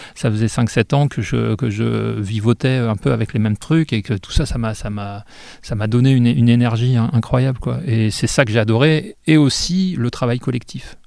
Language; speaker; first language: French; native; French